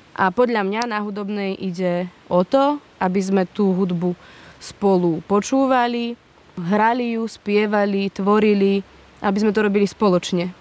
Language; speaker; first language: Slovak; early bilingual, heritage; Slovak